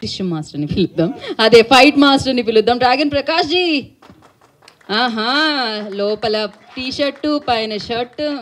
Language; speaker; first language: Telugu; native; Telugu